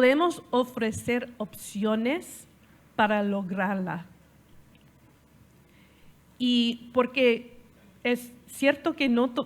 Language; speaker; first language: Spanish; non-native, learner; English